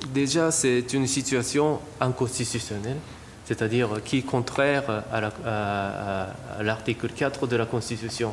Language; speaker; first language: French; non-native, fluent; Japanese